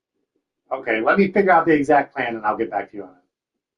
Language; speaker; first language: English; native; English